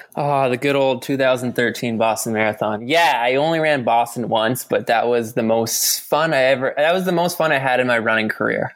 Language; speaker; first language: English; native; English